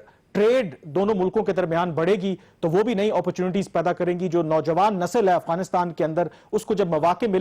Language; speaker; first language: Urdu; native; Urdu